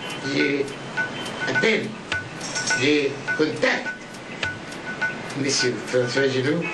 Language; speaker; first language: French; non-native, learner; Arabic